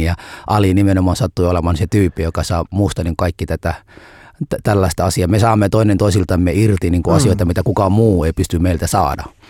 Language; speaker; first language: Finnish; non-native, fluent; Somali